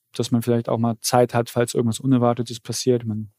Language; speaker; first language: German; early bilingual, other home language; Polish